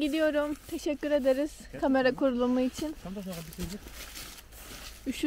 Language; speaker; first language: Turkish; native; Turkish